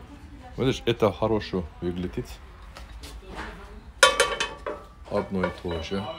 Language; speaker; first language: Russian; non-native, learner; Turkish